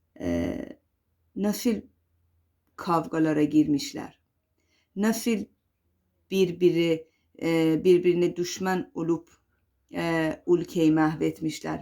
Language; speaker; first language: Turkish; non-native, fluent; Persian